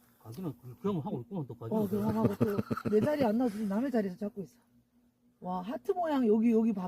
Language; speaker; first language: Korean; native; Korean